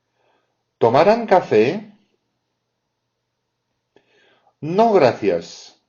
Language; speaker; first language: Spanish; non-native, fluent; French